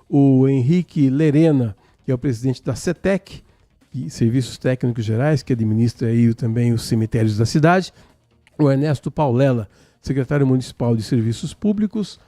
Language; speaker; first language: Portuguese; native; Portuguese